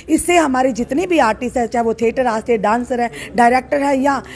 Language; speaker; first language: Hindi; non-native, local second language; Dogri